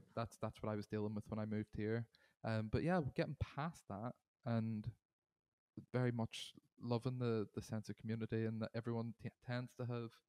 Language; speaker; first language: English; native; English